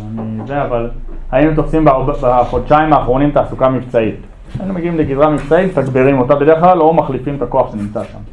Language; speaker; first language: Hebrew; early bilingual, other home language; English